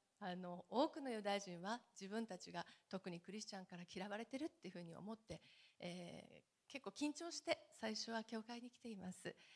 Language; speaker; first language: Japanese; native; Japanese